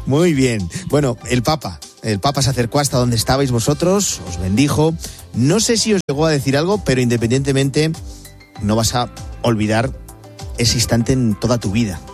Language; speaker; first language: Spanish; native; Spanish